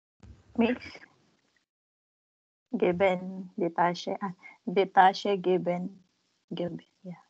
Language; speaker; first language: German; non-native, learner; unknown